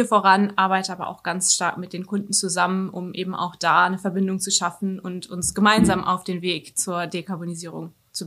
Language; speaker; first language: German; native; German